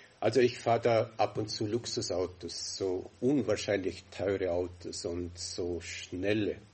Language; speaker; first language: German; native; German